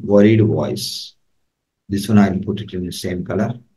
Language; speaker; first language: English; non-native, local second language; Telugu